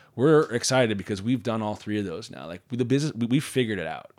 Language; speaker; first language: English; native; English